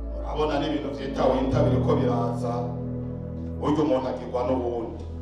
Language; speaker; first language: Rundi; early bilingual, heritage; Rundi